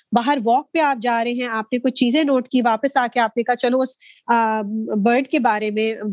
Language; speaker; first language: Urdu; native; Urdu